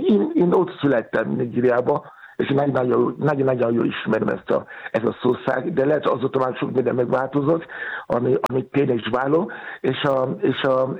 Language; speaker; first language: Hungarian; non-native, learner; Yoruba